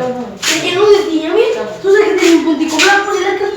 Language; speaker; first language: Spanish; native; Spanish